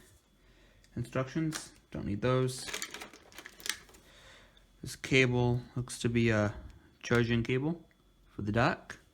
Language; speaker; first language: English; native; English